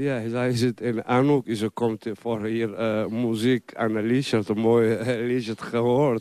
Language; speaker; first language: Dutch; non-native, learner; Somali